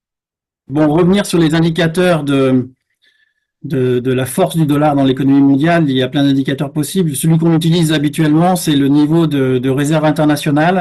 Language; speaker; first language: French; native; French